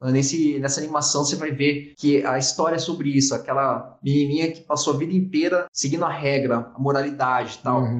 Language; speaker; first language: Portuguese; native; Portuguese